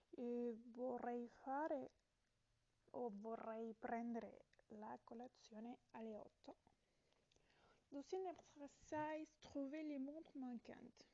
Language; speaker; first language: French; non-native, learner; Italian